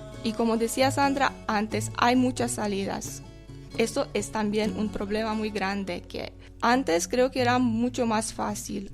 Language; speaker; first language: Spanish; non-native, fluent; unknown